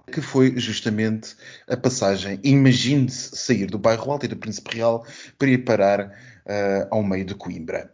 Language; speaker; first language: Portuguese; native; Portuguese